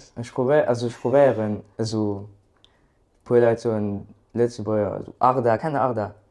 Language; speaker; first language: Luxembourgish; native; Luxembourgish